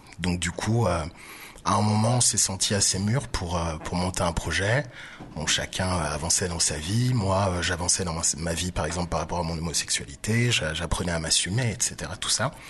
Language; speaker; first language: French; early bilingual, other home language; Baoulé